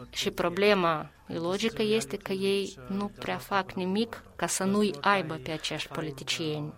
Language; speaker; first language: Romanian; non-native, fluent; Albanian